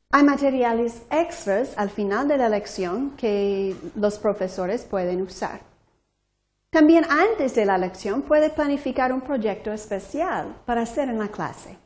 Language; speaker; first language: Spanish; non-native, fluent; English